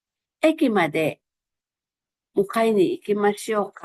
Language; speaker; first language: Japanese; non-native, fluent; Filipino